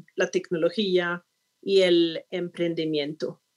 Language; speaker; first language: Spanish; non-native, fluent; Swedish